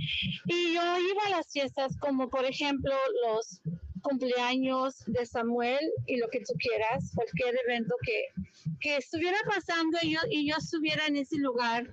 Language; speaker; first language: Spanish; early bilingual, heritage; Spanish